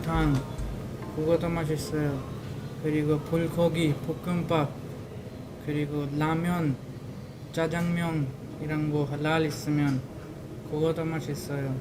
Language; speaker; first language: Korean; non-native, fluent; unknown